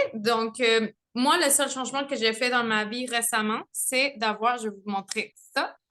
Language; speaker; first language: French; non-native, fluent; Spanish